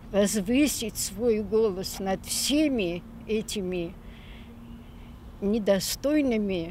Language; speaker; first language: Russian; native; Russian